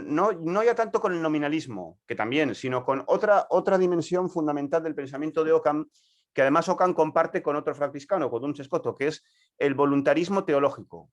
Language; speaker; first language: Spanish; native; Spanish